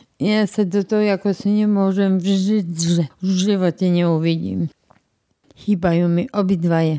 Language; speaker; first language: Slovak; native; Slovak